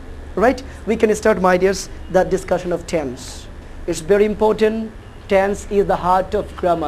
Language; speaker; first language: English; non-native, fluent; Bangla